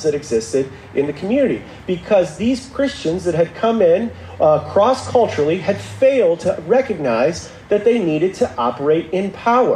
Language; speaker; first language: English; native; English